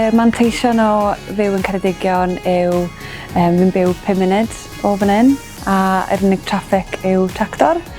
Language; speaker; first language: Welsh; native; Welsh